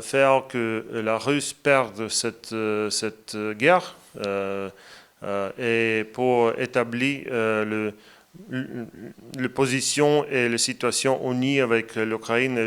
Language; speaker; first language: French; non-native, fluent; Latvian